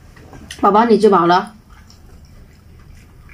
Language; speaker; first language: Chinese; non-native, learner; Vietnamese